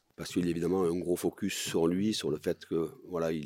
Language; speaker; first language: French; native; French